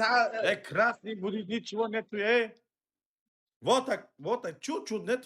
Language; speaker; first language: Russian; non-native, learner; Uzbek